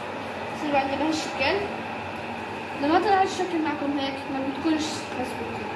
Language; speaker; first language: Arabic; native; Arabic